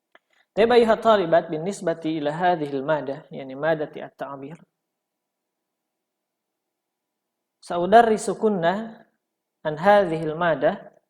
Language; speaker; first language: Arabic; non-native, fluent; Indonesian